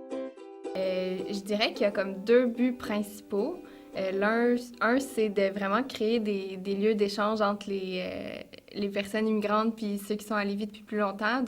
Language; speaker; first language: French; native; French